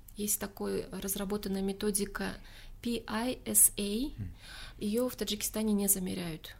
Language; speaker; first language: Russian; non-native, local second language; Tajik